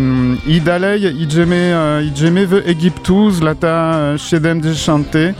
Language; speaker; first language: Polish; non-native, learner; French